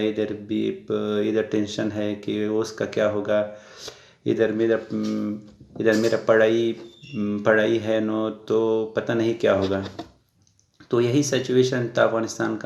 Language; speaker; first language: Hindi; non-native, learner; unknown